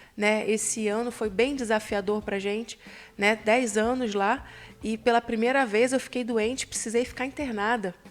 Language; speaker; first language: Portuguese; native; Portuguese